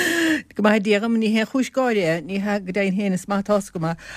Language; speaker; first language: Irish; native; Irish